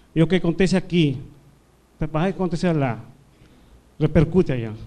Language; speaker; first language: Portuguese; non-native, learner; Spanish